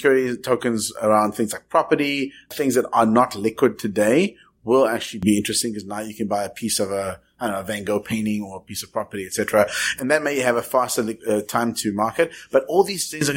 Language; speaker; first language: English; native; English